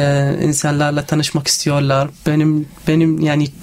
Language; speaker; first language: Turkish; non-native, learner; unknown